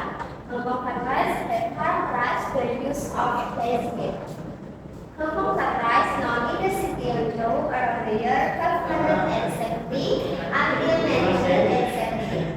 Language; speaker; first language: English; non-native, learner; Indonesian